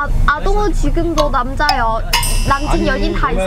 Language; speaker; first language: Korean; non-native, learner; Vietnamese